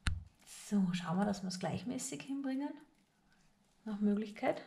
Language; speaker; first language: German; native; German